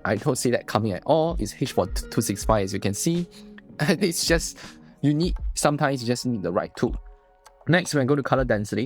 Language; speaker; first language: English; non-native, fluent; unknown